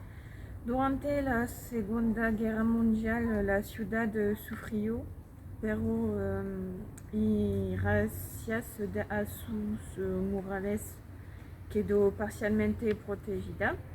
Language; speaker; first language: Spanish; non-native, learner; French